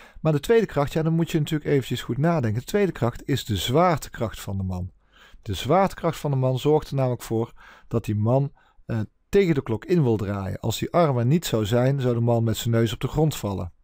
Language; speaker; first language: Dutch; native; Dutch